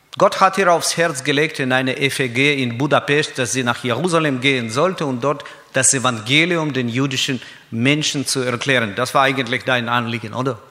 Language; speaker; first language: German; non-native, fluent; Russian